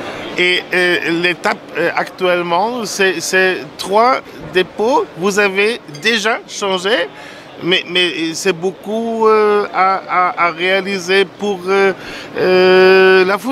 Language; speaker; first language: French; non-native, fluent; German